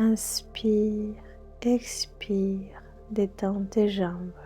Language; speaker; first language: French; non-native, fluent; Spanish